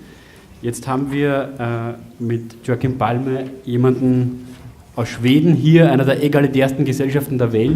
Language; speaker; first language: German; native; German